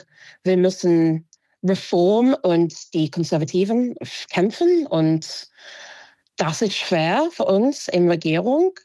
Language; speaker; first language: German; non-native, fluent; English